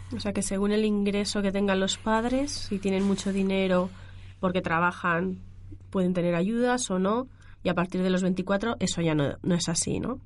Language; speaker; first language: Spanish; native; Spanish